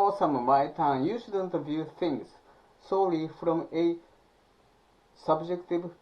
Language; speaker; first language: English; non-native, learner; Japanese